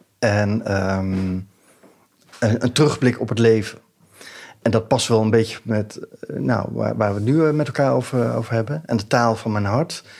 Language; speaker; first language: Dutch; native; Dutch